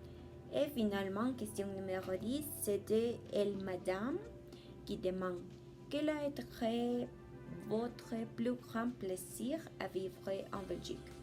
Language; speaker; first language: French; non-native, learner; Spanish